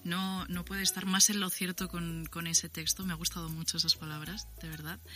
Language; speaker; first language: Spanish; native; Spanish